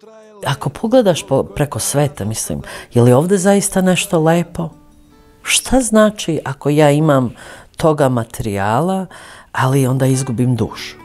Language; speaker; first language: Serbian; early bilingual, other home language; Croatian